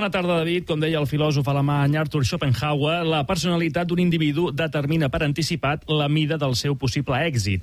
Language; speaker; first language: Catalan; native; Catalan